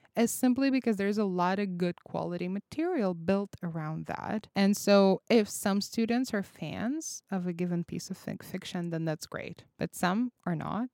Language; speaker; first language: English; non-native, fluent; Russian